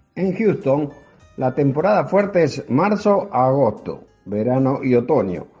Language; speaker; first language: Spanish; native; Spanish